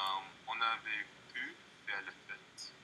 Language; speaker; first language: French; non-native, learner; English